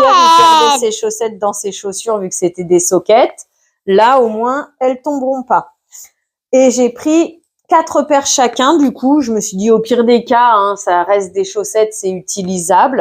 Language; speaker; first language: French; native; French